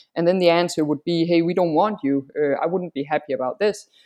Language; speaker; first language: English; non-native, fluent; Danish